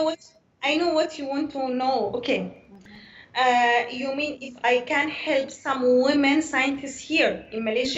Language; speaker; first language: English; non-native, learner; Arabic